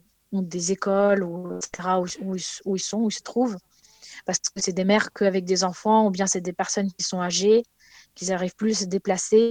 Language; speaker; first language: French; non-native, fluent; Ukrainian